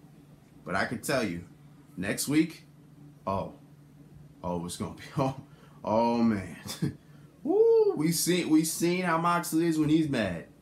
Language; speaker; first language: English; native; English